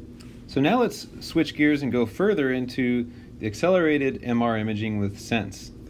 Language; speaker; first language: English; native; English